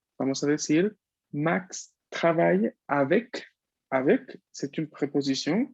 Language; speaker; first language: French; non-native, fluent; Spanish